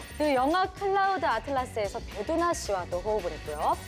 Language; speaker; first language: Korean; native; Korean